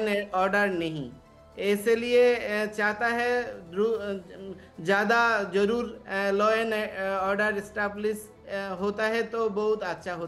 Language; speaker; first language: Hindi; non-native, learner; Bangla